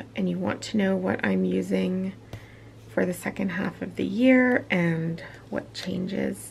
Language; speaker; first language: English; native; English